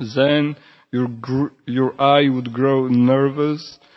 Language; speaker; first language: English; non-native, fluent; Polish